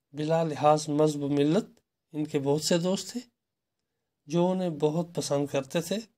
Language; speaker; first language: Urdu; non-native, local second language; Kashmiri